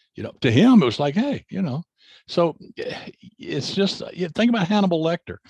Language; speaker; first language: English; native; English